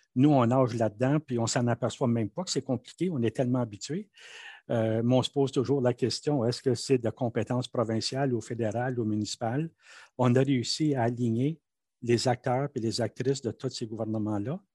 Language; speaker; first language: French; native; French